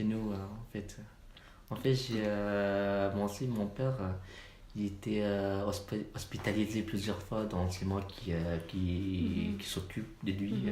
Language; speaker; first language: French; non-native, learner; Malay